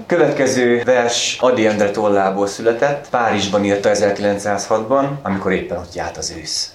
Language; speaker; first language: Hungarian; native; Hungarian